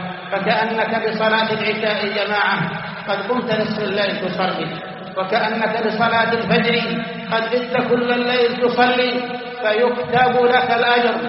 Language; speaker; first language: Arabic; native; Arabic